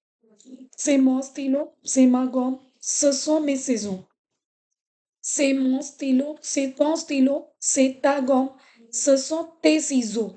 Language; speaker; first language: French; non-native, fluent; Hindi